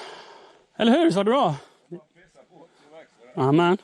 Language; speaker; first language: Swedish; native; Swedish